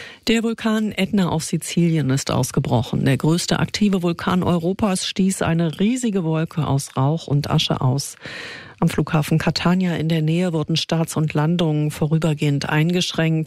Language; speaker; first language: German; native; German